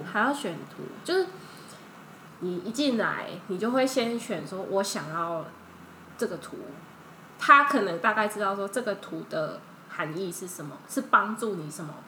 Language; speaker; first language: Chinese; early bilingual, heritage; Chinese